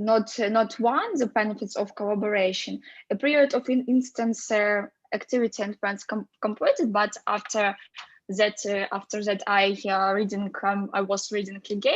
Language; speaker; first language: English; non-native, fluent; Russian